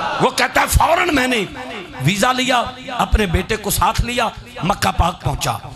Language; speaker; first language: Urdu; non-native, local second language; Punjabi